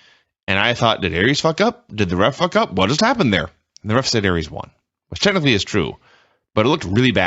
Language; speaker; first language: English; native; English